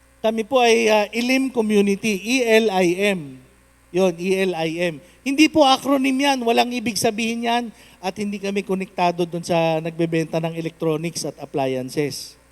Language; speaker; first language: Filipino; non-native, local second language; Cebuano